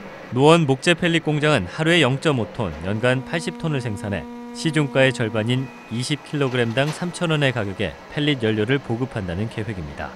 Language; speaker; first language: Korean; native; Korean